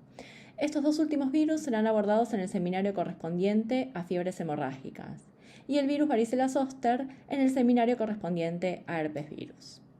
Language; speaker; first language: Spanish; native; Spanish